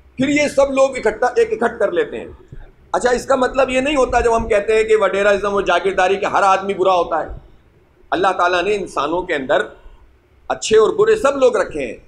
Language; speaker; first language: Urdu; native; Urdu